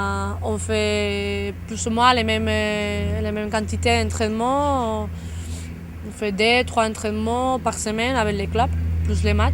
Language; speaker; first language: French; non-native, fluent; Spanish